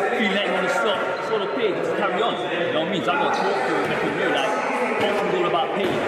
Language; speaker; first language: English; native; English